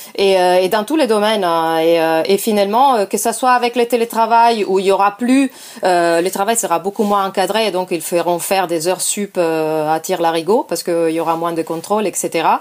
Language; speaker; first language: French; non-native, fluent; Italian